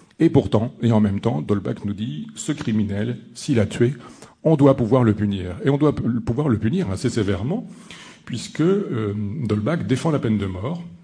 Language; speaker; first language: French; native; French